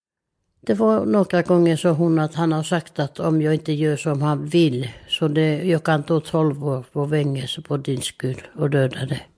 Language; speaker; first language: Swedish; non-native, fluent; Finnish